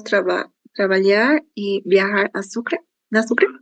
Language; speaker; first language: Portuguese; non-native, learner; Spanish